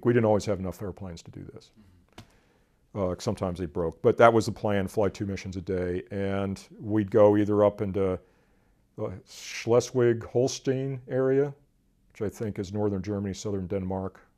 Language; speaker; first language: English; native; English